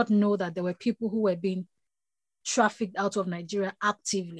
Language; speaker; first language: English; non-native, local second language; Yoruba